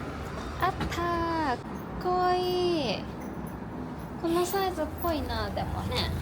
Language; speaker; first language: Japanese; native; Japanese